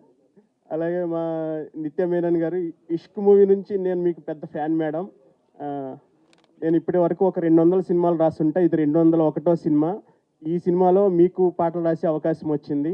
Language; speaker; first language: Telugu; native; Telugu